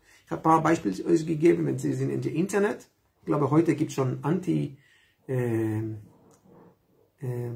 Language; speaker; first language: German; non-native, fluent; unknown